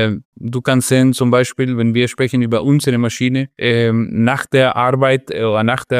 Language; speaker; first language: German; non-native, fluent; Spanish